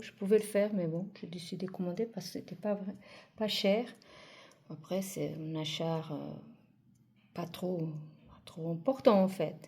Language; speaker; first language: French; non-native, fluent; Portuguese